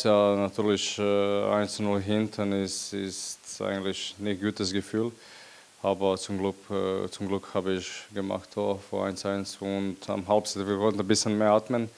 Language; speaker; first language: German; non-native, fluent; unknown